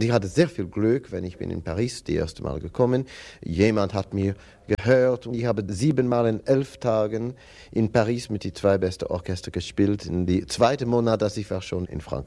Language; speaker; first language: German; non-native, learner; English